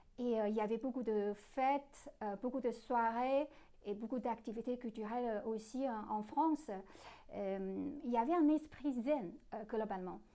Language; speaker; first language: French; non-native, fluent; Chinese